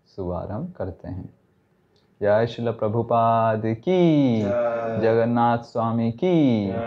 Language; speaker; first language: Hindi; non-native, local second language; Odia